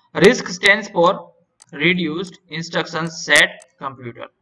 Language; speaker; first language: English; non-native, local second language; Gujarati